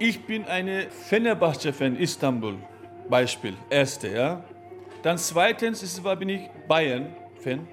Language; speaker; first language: German; non-native, learner; Turkish